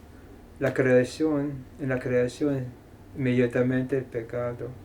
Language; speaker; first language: Spanish; non-native, fluent; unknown